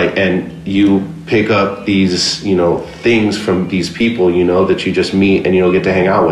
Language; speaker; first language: English; native; English